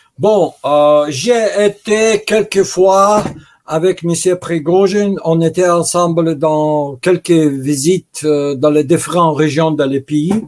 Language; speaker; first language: French; non-native, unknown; Russian